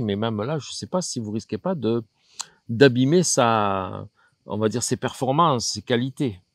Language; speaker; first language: French; native; French